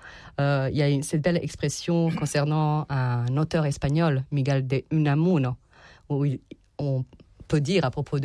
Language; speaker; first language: French; non-native, fluent; Serbian